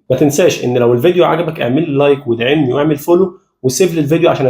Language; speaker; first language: Arabic; native; Arabic